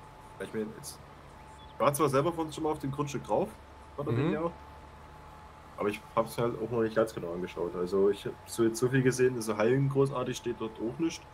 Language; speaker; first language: German; native; German